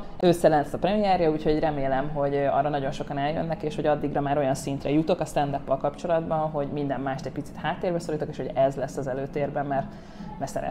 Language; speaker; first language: Hungarian; native; Hungarian